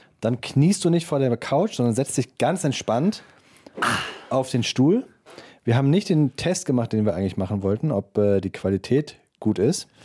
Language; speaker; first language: German; native; German